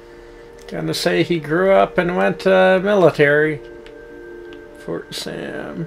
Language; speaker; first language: English; native; English